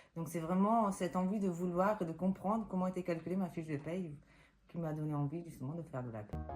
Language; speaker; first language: French; non-native, fluent; Spanish